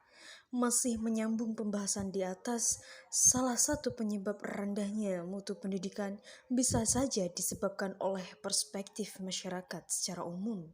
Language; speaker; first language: Indonesian; native; Indonesian